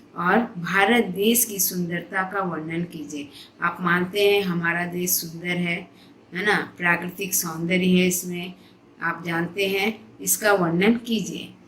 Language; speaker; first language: Hindi; non-native, local second language; Telugu